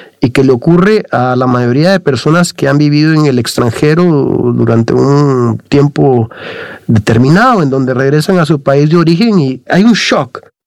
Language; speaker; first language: Spanish; native; Spanish